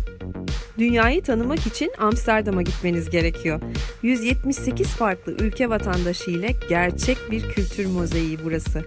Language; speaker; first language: Turkish; native; Turkish